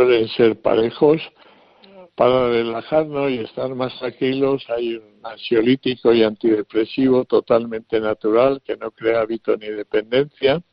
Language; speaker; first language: Spanish; native; Spanish